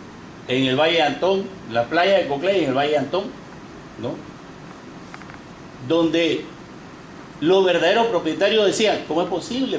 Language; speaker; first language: Spanish; native; Spanish